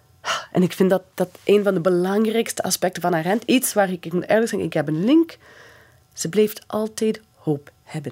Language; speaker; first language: Dutch; non-native, fluent; English